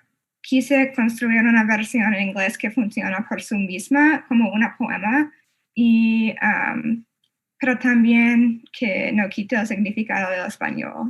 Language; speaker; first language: Spanish; non-native, fluent; English